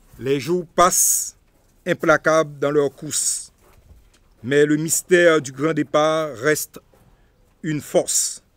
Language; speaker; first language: French; non-native, local second language; Haitian Creole